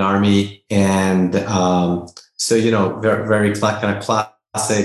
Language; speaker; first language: English; non-native, local second language; Hindi